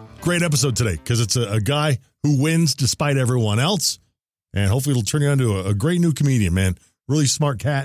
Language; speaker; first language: English; native; English